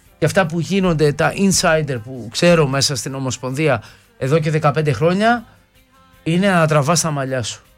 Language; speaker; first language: Greek; early bilingual, heritage; Greek